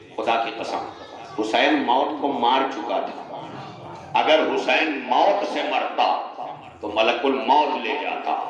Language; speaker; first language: Urdu; non-native, local second language; Awadhi